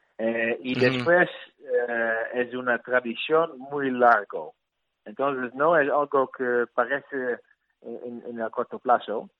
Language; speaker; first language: Spanish; non-native, learner; Dutch